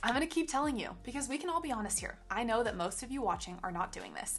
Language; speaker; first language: English; native; English